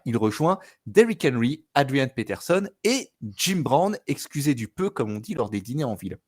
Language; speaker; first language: French; native; French